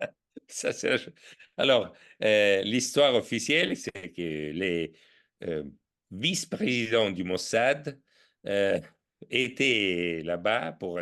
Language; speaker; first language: French; non-native, fluent; Italian